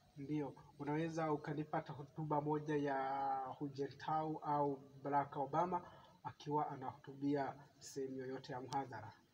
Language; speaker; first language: Swahili; native; Swahili